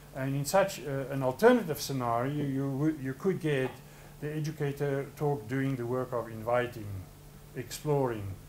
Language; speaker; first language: English; non-native, local second language; Afrikaans